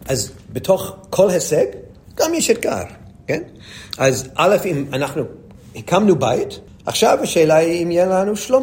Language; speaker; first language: Hebrew; non-native, fluent; English